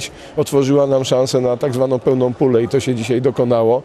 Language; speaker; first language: Polish; native; Polish